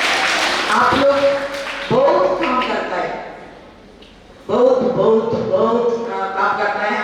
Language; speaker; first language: Hindi; non-native, learner; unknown